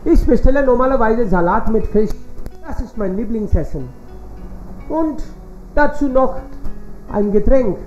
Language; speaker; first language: German; non-native, fluent; Hindi